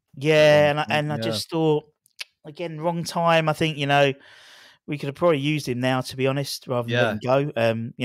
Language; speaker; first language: English; native; English